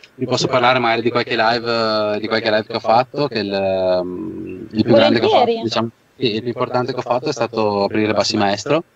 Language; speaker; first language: Italian; native; Italian